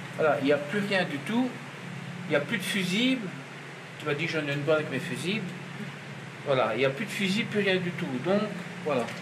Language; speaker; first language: French; native; French